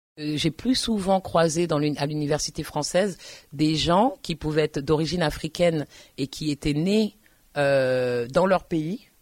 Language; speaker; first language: French; native; French